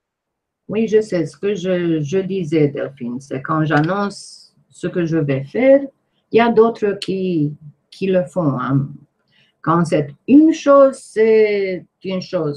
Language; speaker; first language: French; non-native, fluent; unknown